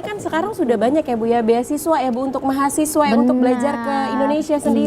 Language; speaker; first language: Indonesian; native; Indonesian